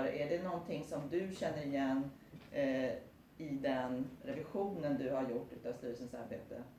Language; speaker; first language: Swedish; native; Swedish